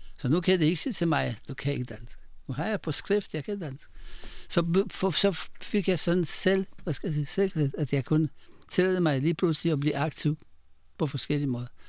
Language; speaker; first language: Danish; non-native, fluent; Polish